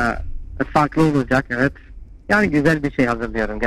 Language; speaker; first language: Turkish; non-native, fluent; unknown